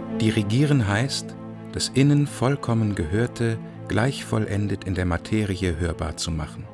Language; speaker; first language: German; native; German